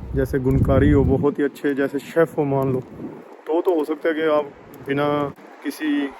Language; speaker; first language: Hindi; non-native, local second language; Punjabi